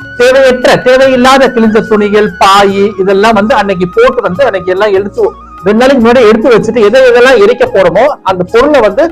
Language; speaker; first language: Tamil; native; Tamil